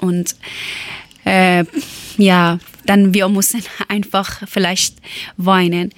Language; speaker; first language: German; non-native, learner; Persian